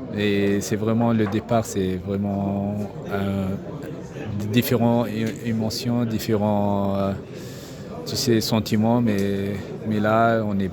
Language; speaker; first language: French; non-native, fluent; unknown